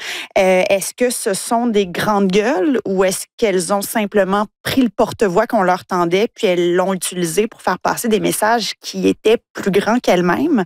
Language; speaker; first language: French; native; French